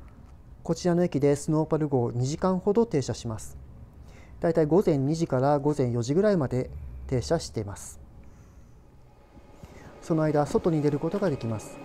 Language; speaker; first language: Japanese; native; Japanese